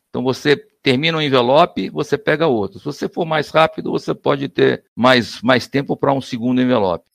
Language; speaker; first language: Portuguese; native; Portuguese